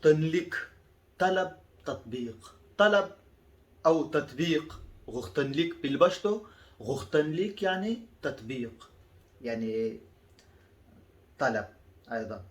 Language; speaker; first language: Arabic; non-native, fluent; Pashto